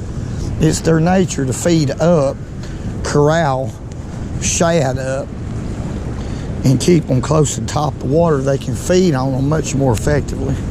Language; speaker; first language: English; native; English